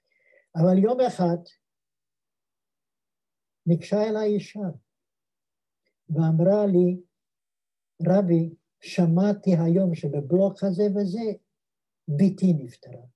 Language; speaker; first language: Hebrew; non-native, fluent; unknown